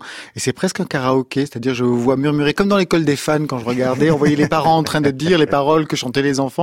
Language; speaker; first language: French; native; French